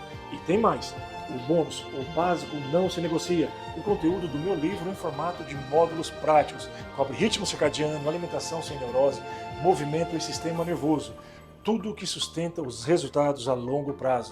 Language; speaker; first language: Portuguese; native; Portuguese